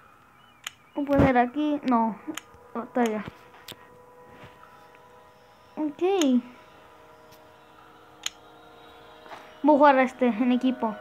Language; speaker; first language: Spanish; early bilingual, heritage; Spanish